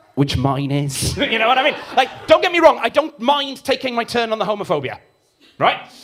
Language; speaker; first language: English; native; English